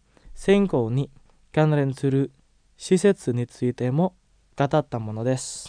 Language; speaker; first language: Japanese; non-native, fluent; Indonesian